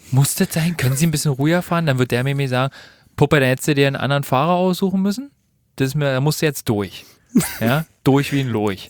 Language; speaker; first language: German; native; German